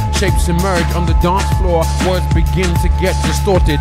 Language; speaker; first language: English; native; English